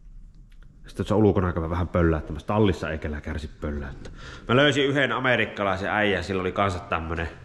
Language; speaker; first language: Finnish; native; Finnish